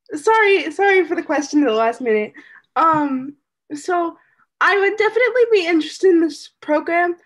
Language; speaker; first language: English; native; English